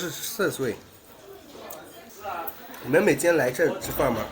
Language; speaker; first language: Chinese; non-native, learner; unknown